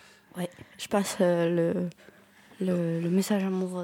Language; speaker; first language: French; native; French